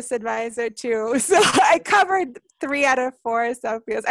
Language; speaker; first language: English; non-native, fluent; Hungarian